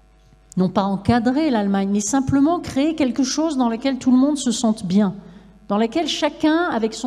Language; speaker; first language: French; native; French